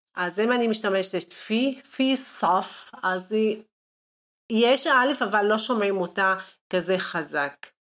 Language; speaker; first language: Hebrew; non-native, local second language; Arabic